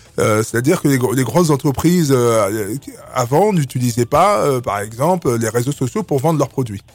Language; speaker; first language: French; early bilingual, other home language; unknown